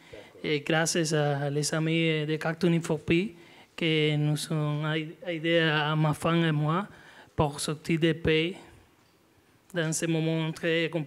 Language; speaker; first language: French; non-native, learner; Spanish